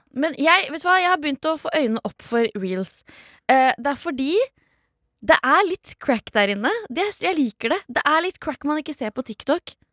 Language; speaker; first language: Norwegian; early bilingual, other home language; Kurdish